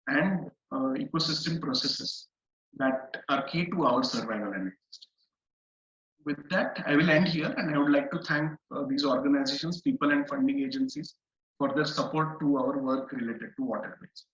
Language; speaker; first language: English; non-native, local second language; Hindi